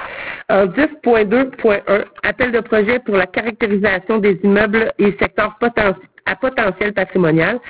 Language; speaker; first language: French; native; French